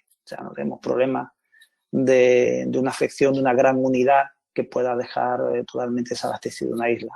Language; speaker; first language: Spanish; native; Spanish